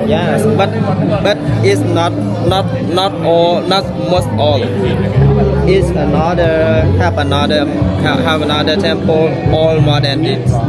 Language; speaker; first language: English; non-native, learner; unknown